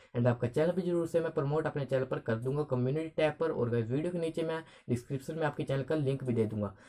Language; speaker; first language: Hindi; native; Hindi